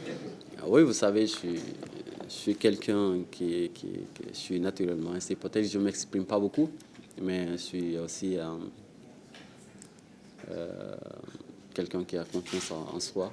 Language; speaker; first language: French; non-native, local second language; Wolof